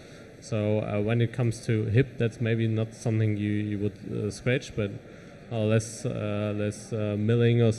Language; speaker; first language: English; non-native, fluent; German